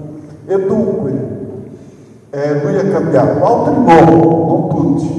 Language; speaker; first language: Italian; non-native, fluent; Portuguese